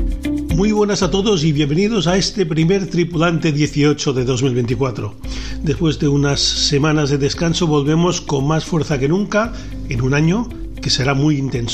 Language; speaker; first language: Spanish; native; Spanish